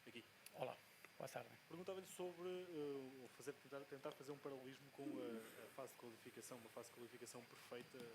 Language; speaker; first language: Portuguese; native; Portuguese